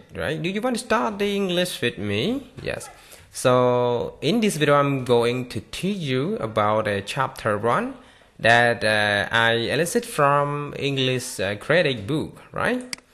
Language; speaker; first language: English; non-native, learner; Khmer